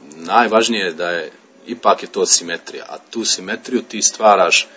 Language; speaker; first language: Croatian; early bilingual, heritage; Croatian